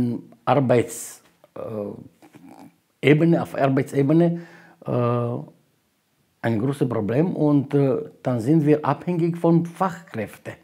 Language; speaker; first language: German; non-native, fluent; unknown